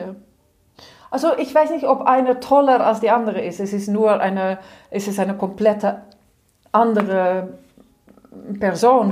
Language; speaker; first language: German; non-native, fluent; Dutch